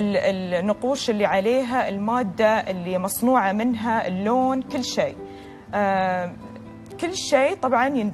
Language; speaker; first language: Arabic; native; Arabic